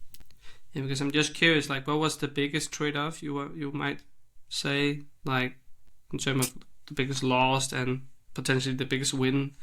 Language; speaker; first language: English; non-native, fluent; Danish